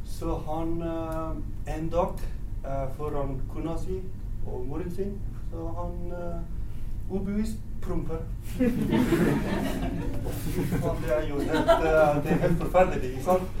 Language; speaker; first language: Norwegian; non-native, fluent; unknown